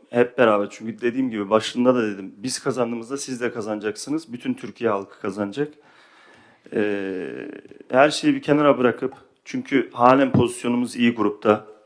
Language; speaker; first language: Turkish; early bilingual, heritage; Turkish